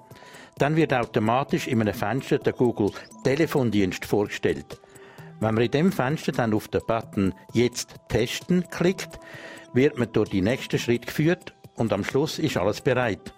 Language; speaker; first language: German; non-native, local second language; Swiss German